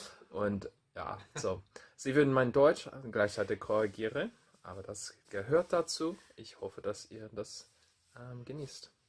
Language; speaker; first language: German; non-native, learner; English